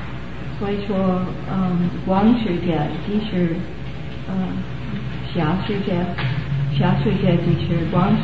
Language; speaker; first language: Chinese; non-native, learner; English